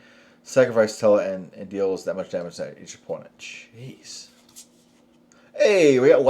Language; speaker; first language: English; native; English